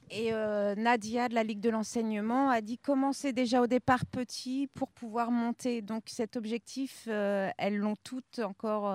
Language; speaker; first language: French; native; French